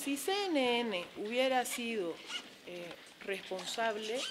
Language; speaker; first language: Spanish; native; Spanish